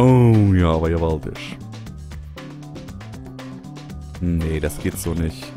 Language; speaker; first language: German; native; German